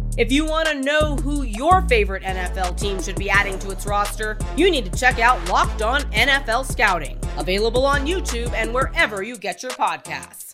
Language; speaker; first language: English; native; English